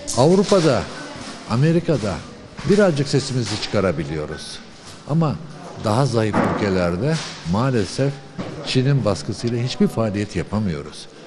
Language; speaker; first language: Turkish; early bilingual, other home language; Uyghur